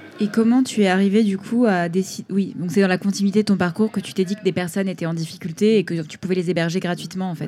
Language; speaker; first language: French; native; French